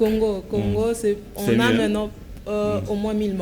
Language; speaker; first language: French; non-native, local second language; Lingala